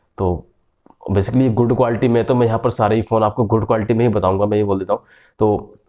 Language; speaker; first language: Hindi; native; Hindi